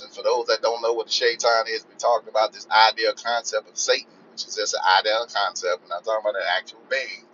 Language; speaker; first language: English; native; English